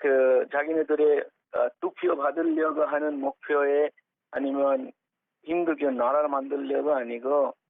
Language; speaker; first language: Korean; non-native, fluent; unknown